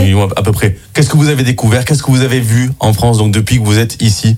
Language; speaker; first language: French; native; French